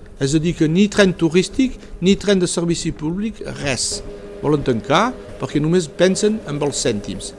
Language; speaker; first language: Catalan; early bilingual, heritage; Catalan